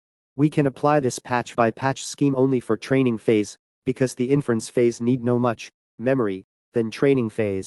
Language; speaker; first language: English; non-native, fluent; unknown